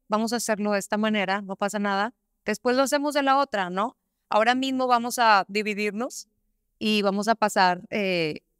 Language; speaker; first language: Spanish; native; Spanish